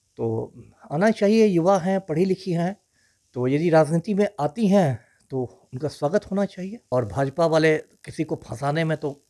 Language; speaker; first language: Hindi; native; Hindi